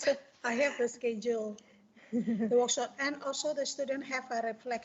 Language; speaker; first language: English; non-native, fluent; Indonesian